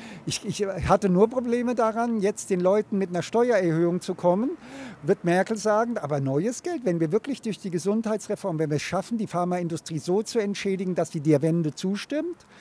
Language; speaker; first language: German; native; German